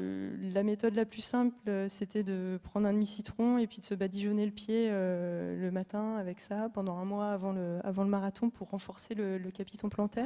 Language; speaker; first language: French; native; French